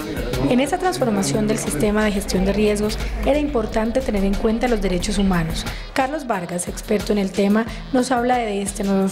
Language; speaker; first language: Spanish; native; Spanish